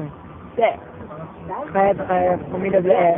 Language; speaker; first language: French; non-native, learner; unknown